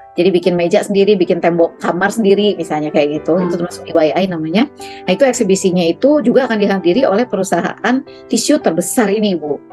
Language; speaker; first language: Indonesian; native; Indonesian